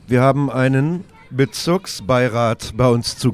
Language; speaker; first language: German; native; German